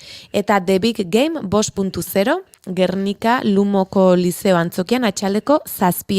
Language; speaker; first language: Basque; native; Basque